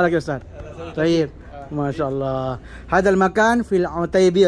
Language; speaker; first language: Arabic; non-native, learner; Indonesian